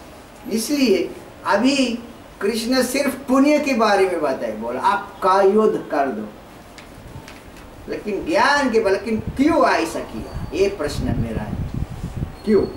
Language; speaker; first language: Hindi; non-native, learner; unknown